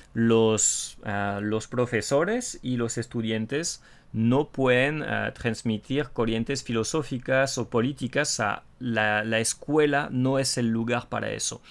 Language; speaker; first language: Spanish; non-native, fluent; French